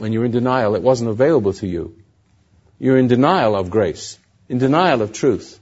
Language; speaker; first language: English; native; English